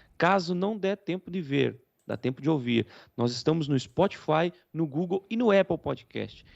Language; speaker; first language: Portuguese; native; Portuguese